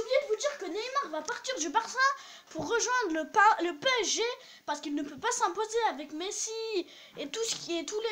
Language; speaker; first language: French; native; French